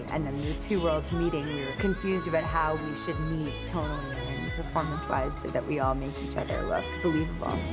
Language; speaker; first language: English; native; English